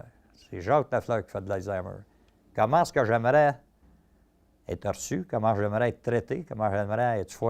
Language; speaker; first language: French; native; French